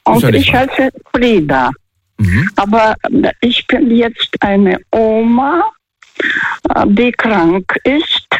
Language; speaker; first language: German; non-native, fluent; Russian